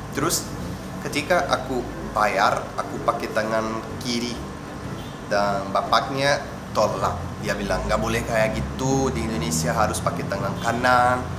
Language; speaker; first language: Indonesian; non-native, fluent; Portuguese